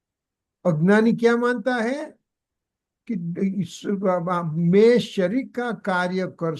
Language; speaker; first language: Hindi; non-native, local second language; Gujarati